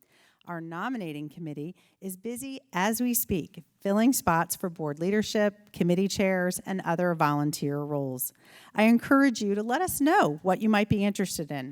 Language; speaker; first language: English; native; English